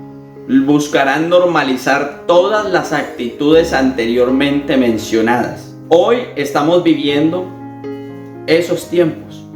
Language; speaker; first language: Spanish; native; Spanish